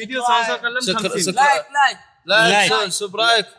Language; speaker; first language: Arabic; non-native, learner; Bangla